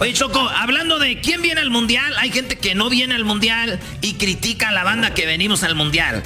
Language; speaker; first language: Spanish; native; Spanish